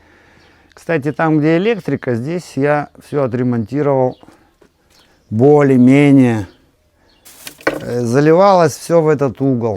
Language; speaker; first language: Russian; native; Russian